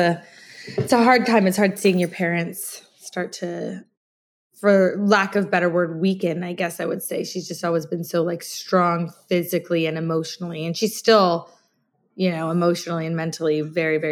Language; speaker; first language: English; native; English